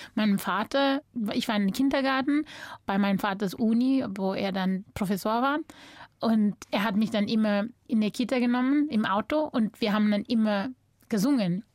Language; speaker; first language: German; non-native, fluent; English